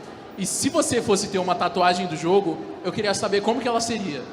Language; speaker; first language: Portuguese; native; Portuguese